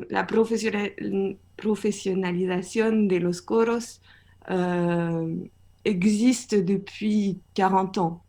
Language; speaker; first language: Spanish; non-native, learner; French